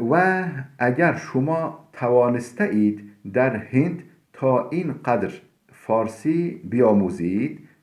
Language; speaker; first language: Persian; non-native, fluent; Turkish